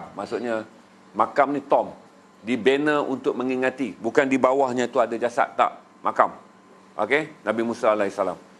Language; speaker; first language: Malay; native; Malay